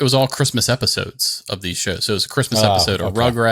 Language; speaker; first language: English; native; English